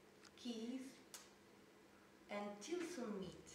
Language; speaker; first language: English; non-native, learner; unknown